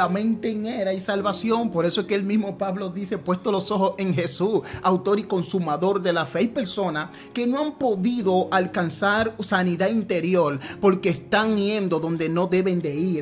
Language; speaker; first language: Spanish; native; Spanish